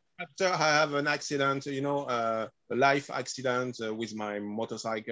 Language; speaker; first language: English; non-native, learner; French